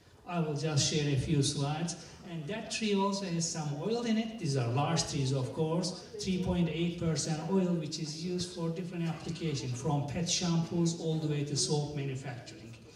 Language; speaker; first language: English; non-native, fluent; Turkish